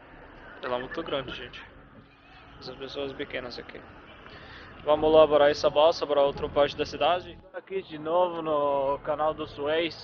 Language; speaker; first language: Portuguese; non-native, fluent; Arabic